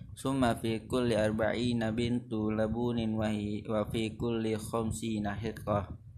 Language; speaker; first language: Arabic; non-native, learner; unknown